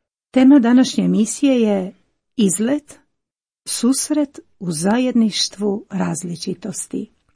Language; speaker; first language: Croatian; native; Croatian